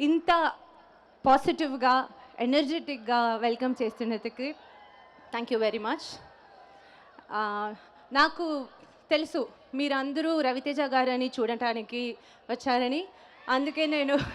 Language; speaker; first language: Telugu; non-native, learner; Tamil